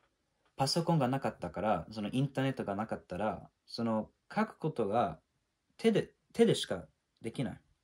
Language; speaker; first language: Japanese; non-native, fluent; English